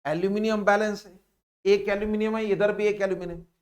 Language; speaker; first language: Hindi; non-native, local second language; Marathi